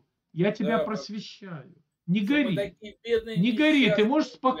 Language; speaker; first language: Russian; native; Russian